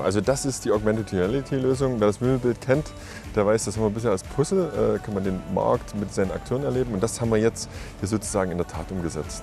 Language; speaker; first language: German; native; German